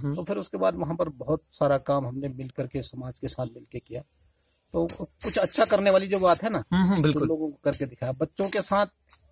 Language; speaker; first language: Hindi; native; Hindi